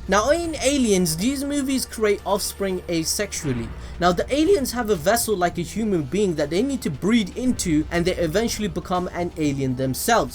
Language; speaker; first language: English; native; English